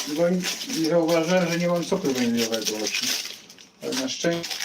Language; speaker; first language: Polish; native; Polish